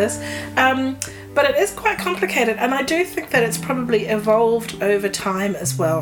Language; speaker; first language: English; native; English